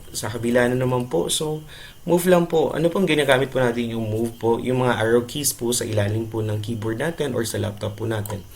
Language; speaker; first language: Filipino; non-native, local second language; Cebuano